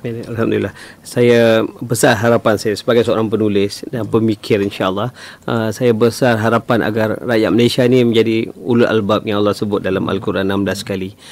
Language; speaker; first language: Malay; native; Malay